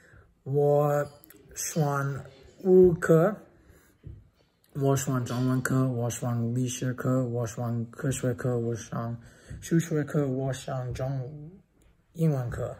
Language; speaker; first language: Chinese; non-native, learner; English